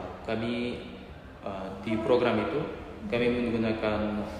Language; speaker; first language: Indonesian; non-native, learner; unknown